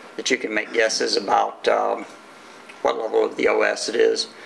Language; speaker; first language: English; native; English